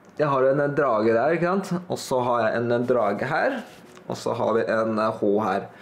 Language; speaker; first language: Norwegian; early bilingual, other home language; Thai